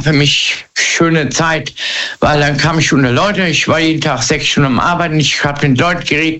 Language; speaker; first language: German; native; German